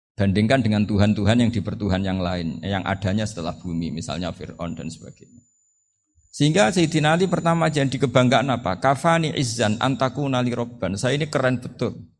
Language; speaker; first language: Indonesian; non-native, local second language; Javanese